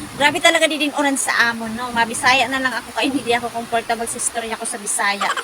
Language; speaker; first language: Filipino; non-native, fluent; Masbatenyo